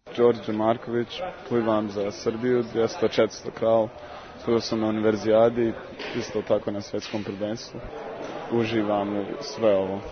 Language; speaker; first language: Serbian; early bilingual, heritage; English